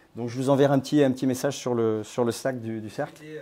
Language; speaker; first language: French; native; French